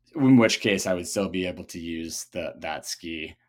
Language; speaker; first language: English; native; English